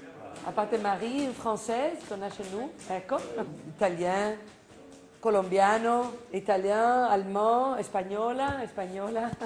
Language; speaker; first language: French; non-native, fluent; Spanish